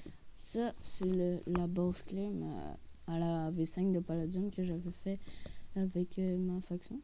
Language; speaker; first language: French; native; French